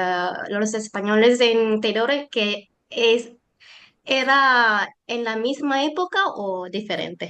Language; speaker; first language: Spanish; non-native, learner; Indonesian